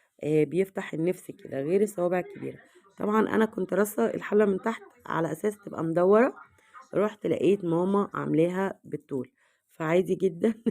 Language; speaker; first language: Arabic; native; Arabic